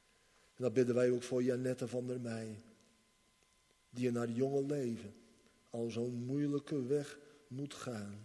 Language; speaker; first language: Dutch; native; Dutch